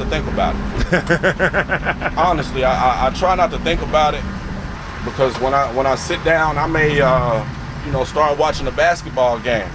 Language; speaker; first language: English; native; English